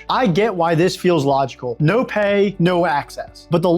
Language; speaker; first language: English; native; English